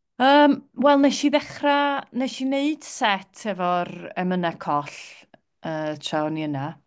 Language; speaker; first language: Welsh; native; Welsh